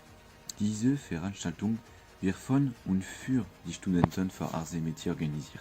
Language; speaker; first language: German; non-native, fluent; French